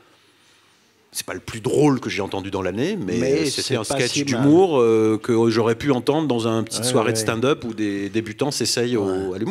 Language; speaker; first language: French; native; French